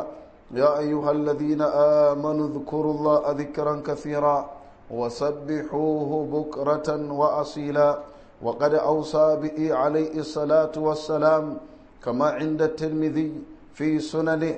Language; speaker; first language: Arabic; non-native, fluent; Hausa